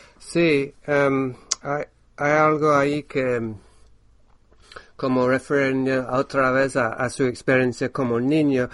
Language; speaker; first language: Spanish; non-native, fluent; English